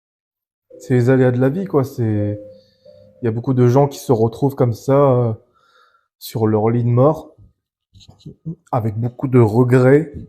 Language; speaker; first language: French; native; French